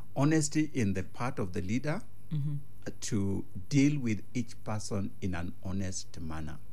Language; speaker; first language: English; non-native, local second language; Luo (Kenya and Tanzania)